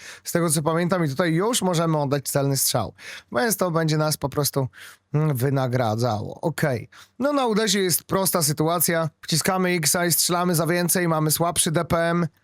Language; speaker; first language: Polish; native; Polish